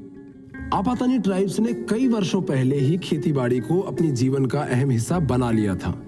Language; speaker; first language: Hindi; native; Hindi